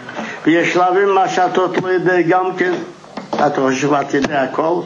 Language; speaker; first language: Hebrew; non-native, fluent; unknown